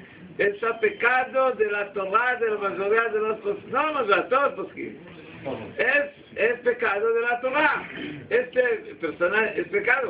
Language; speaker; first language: Spanish; non-native, learner; Hebrew